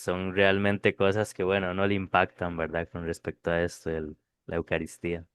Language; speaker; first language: Spanish; native; Spanish